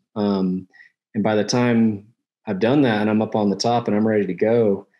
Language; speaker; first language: English; native; English